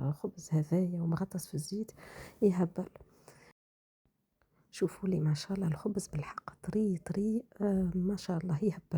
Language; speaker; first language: Arabic; native; Arabic